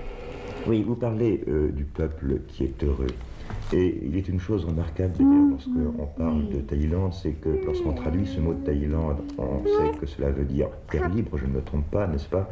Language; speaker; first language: French; native; French